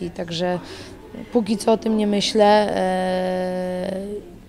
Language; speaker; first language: Polish; native; Polish